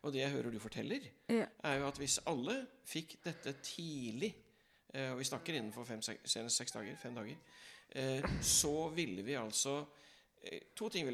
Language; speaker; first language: Norwegian; native; Norwegian